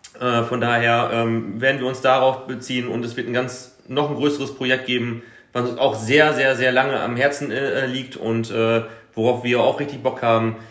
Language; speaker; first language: German; native; German